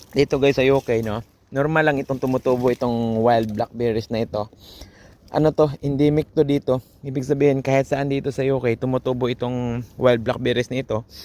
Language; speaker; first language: Filipino; native; Filipino